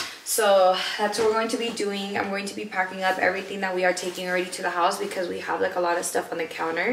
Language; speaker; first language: English; early bilingual, other home language; Spanish